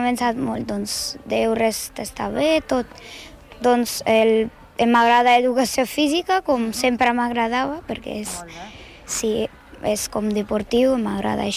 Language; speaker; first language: Catalan; non-native, learner; Ukrainian